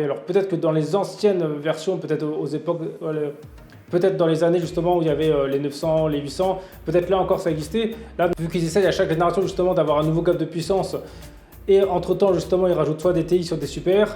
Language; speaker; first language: French; native; French